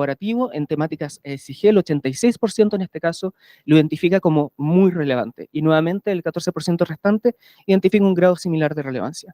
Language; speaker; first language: Spanish; native; Spanish